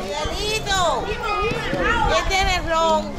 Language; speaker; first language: Spanish; native; Spanish